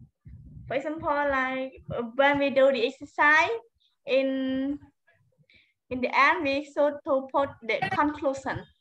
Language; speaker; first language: English; non-native, learner; Khmer